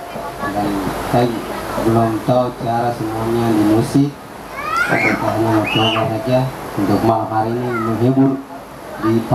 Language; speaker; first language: Indonesian; non-native, local second language; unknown